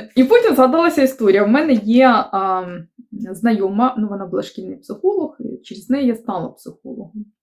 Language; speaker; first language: Ukrainian; native; Ukrainian